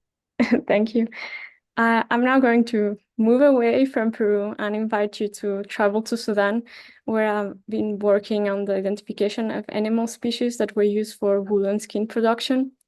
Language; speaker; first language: English; non-native, fluent; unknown